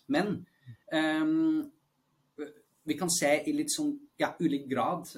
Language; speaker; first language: Norwegian; non-native, fluent; Dutch